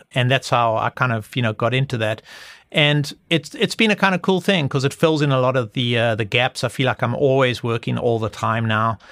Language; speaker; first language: English; native; English